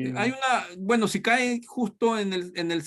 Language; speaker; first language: Spanish; native; Spanish